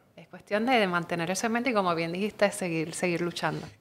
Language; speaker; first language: Spanish; native; Spanish